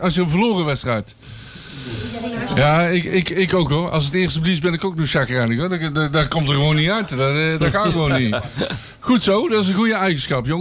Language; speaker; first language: Dutch; native; Dutch